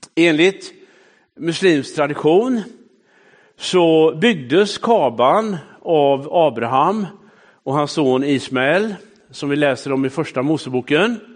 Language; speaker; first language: Swedish; native; Swedish